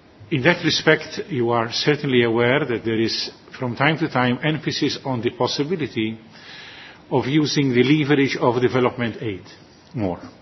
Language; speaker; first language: English; non-native, local second language; Maltese